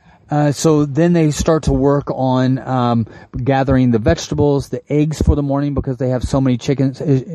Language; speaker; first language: English; native; English